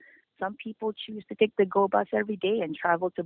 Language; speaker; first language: English; non-native, local second language; Filipino